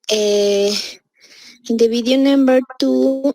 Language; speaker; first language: English; non-native, learner; Spanish